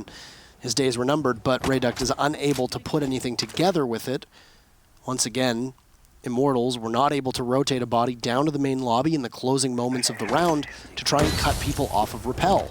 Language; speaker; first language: English; native; English